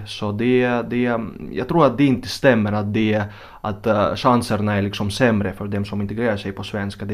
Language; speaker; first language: Swedish; non-native, fluent; Russian